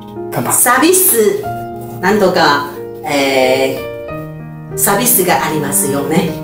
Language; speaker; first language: Japanese; non-native, learner; Chinese